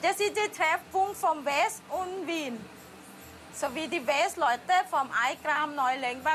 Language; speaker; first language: German; non-native, learner; Thai